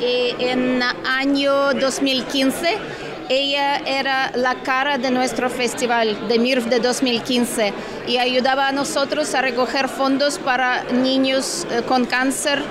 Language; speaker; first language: Spanish; non-native, learner; Russian